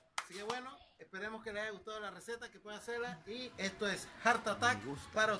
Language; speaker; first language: Spanish; native; Spanish